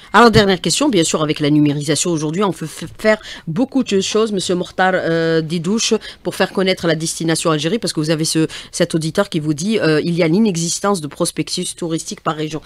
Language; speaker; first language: French; non-native, local second language; Arabic